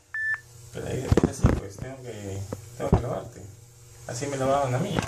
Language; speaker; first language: Spanish; native; Spanish